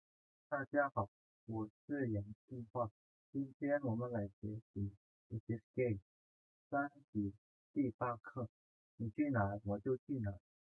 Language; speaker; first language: Chinese; non-native, fluent; Indonesian